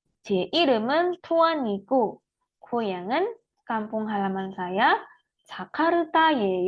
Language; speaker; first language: Korean; non-native, fluent; Indonesian